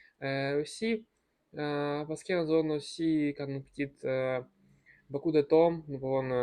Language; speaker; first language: French; non-native, learner; Russian